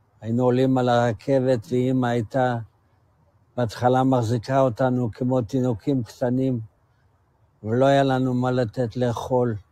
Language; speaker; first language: Hebrew; early bilingual, other home language; Yiddish